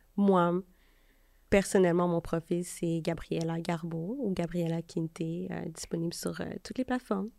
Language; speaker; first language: French; native; French